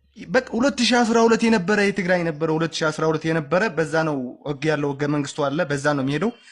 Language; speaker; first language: Amharic; non-native, local second language; Tigrinya